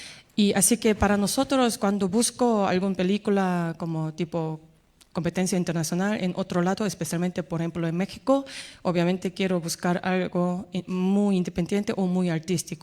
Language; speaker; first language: Spanish; non-native, fluent; Korean